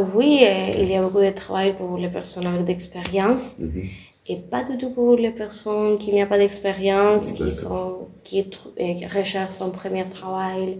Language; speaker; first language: French; non-native, learner; Spanish